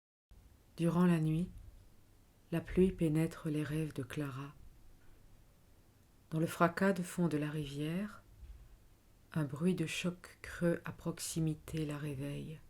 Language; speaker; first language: French; native; French